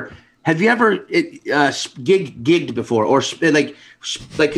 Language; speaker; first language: English; native; English